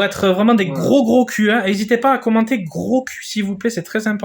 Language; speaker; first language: French; native; French